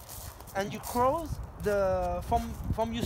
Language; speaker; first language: English; non-native, learner; French